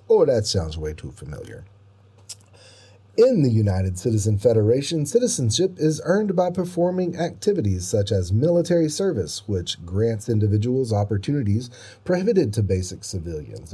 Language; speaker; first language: English; native; English